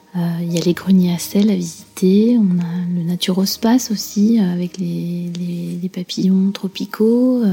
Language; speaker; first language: French; native; French